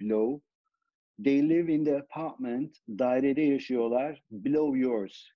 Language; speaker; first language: English; non-native, fluent; Turkish